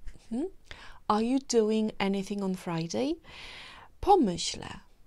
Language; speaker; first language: English; non-native, fluent; Polish